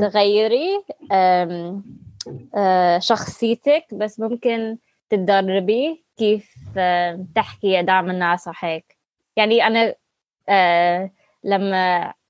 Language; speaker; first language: Arabic; non-native, learner; English